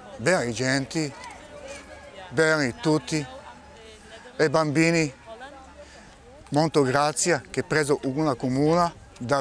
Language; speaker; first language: Italian; non-native, learner; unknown